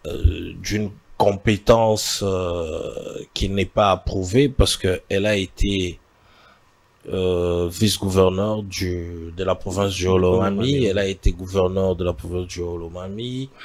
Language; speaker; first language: French; non-native, local second language; Swahili